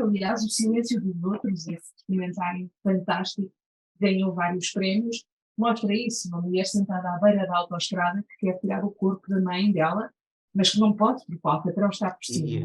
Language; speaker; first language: Portuguese; native; Portuguese